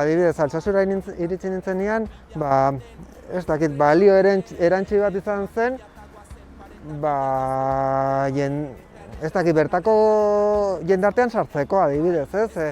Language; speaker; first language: Basque; non-native, local second language; Catalan